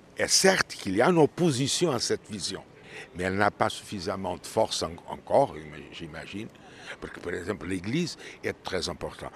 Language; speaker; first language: French; non-native, fluent; Portuguese